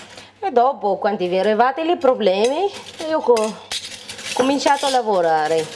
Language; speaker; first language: Italian; non-native, learner; Arabic